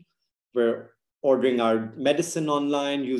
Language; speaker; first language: English; non-native, local second language; Urdu